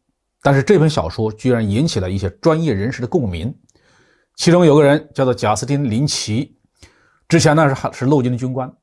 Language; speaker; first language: Chinese; native; Chinese